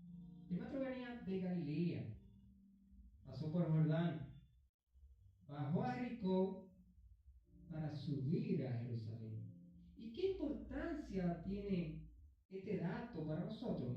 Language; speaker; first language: Spanish; native; Spanish